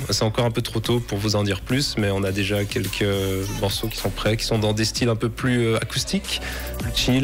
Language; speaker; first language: French; native; French